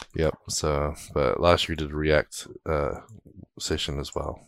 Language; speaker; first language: English; native; English